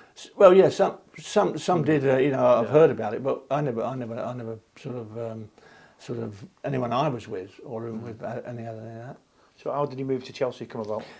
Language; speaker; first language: English; native; English